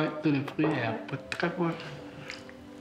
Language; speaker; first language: French; non-native, learner; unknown